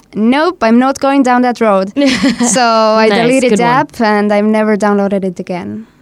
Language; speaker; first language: English; non-native, fluent; Estonian